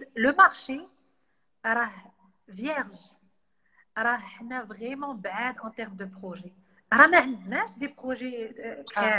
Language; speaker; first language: French; non-native, local second language; Arabic